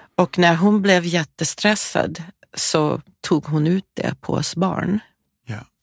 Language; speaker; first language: Swedish; non-native, fluent; English